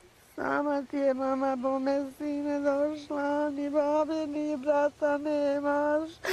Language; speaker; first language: Bosnian; native; Bosnian